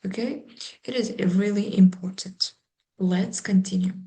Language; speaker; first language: English; non-native, fluent; Uzbek